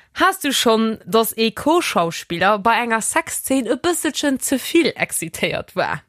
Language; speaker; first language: Luxembourgish; native; Luxembourgish